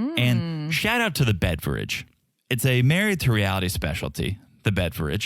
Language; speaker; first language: English; native; English